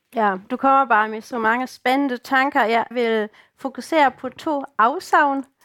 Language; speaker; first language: Danish; non-native, fluent; German